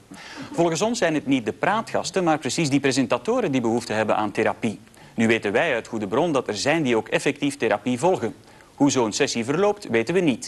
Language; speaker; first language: Dutch; native; Dutch